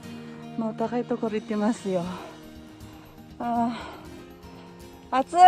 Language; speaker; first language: Japanese; non-native, learner; Filipino